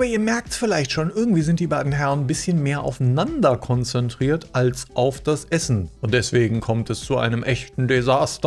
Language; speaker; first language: German; native; German